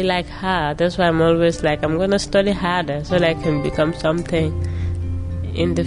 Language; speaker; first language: English; non-native, local second language; Mandingo